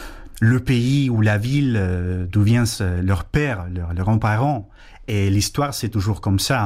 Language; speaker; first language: French; non-native, fluent; Spanish